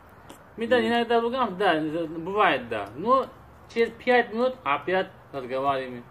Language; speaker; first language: Russian; non-native, learner; Uzbek